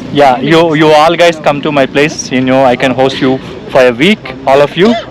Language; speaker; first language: English; non-native, local second language; Telugu